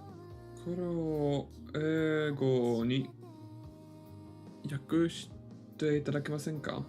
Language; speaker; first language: Japanese; non-native, learner; English